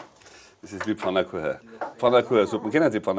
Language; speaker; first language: German; native; German